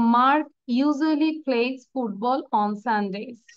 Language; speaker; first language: English; non-native, local second language; Bangla